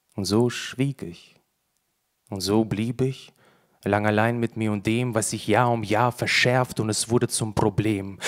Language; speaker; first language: German; early bilingual, other home language; Russian